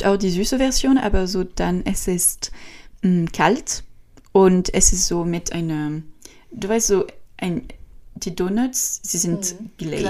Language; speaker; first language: German; non-native, learner; French